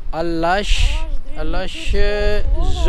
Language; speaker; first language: Russian; non-native, learner; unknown